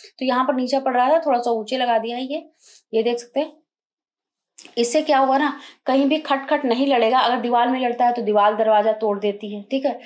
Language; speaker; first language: Hindi; native; Hindi